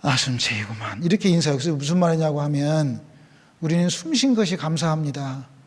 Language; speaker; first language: Korean; native; Korean